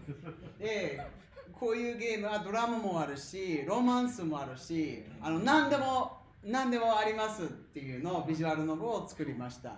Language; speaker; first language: Japanese; non-native, fluent; English